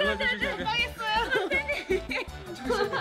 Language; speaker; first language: Korean; non-native, fluent; French